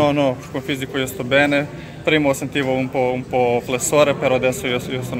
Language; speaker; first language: Italian; non-native, learner; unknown